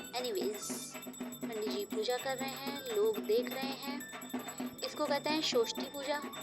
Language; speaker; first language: Hindi; non-native, local second language; Bangla